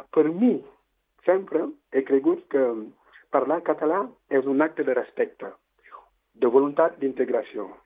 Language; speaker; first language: Catalan; non-native, fluent; Wolof